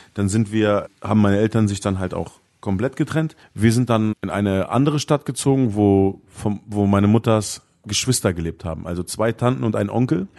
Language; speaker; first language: German; early bilingual, other home language; Arabic